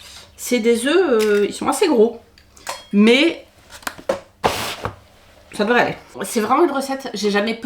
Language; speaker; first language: French; native; French